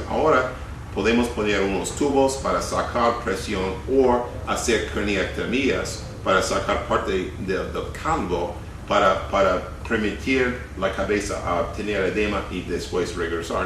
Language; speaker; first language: Spanish; non-native, fluent; English